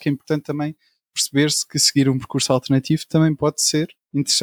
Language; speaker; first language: Portuguese; native; Portuguese